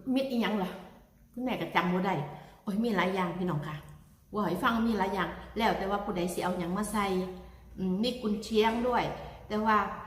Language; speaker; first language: Thai; native; Thai